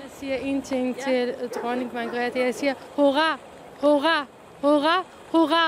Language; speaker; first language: Danish; non-native, learner; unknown